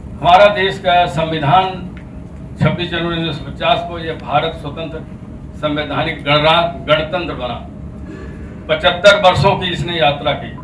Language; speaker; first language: Hindi; native; Hindi